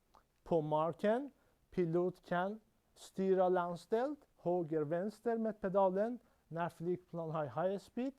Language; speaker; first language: Swedish; non-native, learner; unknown